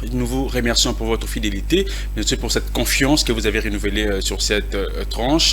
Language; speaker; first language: French; non-native, local second language; Lingala